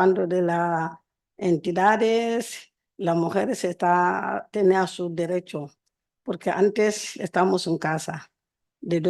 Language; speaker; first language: Spanish; non-native, learner; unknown